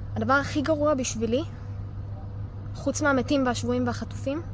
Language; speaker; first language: Hebrew; native; Hebrew